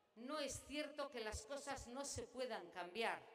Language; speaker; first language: Spanish; non-native, local second language; Basque